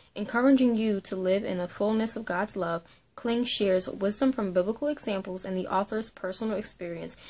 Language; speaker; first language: English; native; English